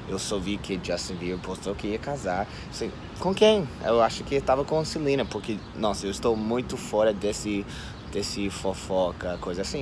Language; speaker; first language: Portuguese; non-native, fluent; English